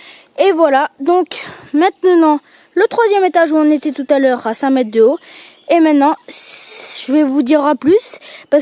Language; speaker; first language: French; native; French